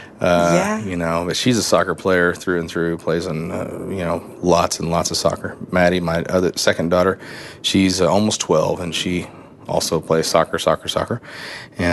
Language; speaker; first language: English; native; English